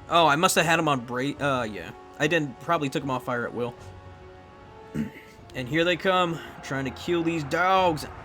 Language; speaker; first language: English; native; English